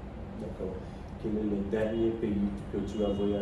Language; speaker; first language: French; non-native, fluent; Bangla